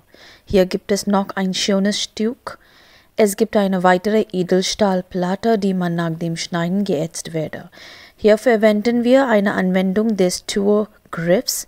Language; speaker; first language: German; non-native, learner; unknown